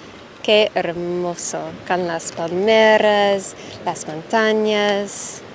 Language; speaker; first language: Spanish; non-native, learner; English